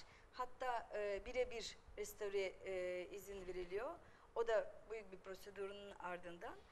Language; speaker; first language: Turkish; non-native, fluent; Russian